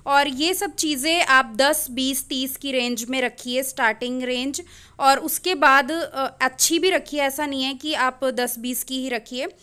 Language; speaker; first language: Hindi; native; Hindi